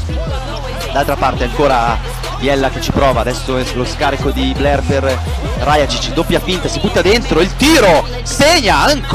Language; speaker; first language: Italian; native; Italian